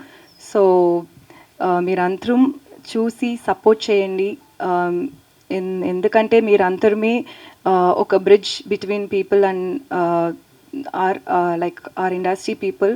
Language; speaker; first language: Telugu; non-native, learner; Tamil